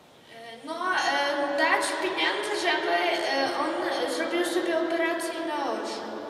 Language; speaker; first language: Polish; non-native, fluent; Ukrainian